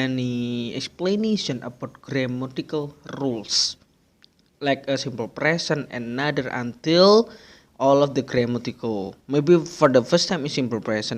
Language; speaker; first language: English; non-native, learner; Indonesian